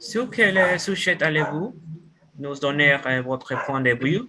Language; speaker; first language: French; non-native, learner; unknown